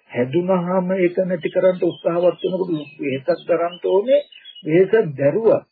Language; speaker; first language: Sinhala; native; Sinhala